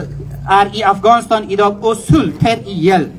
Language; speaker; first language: Norwegian; non-native, fluent; Persian